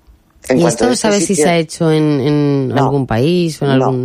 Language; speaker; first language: Spanish; native; Spanish